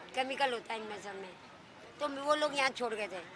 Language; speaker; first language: Hindi; native; Hindi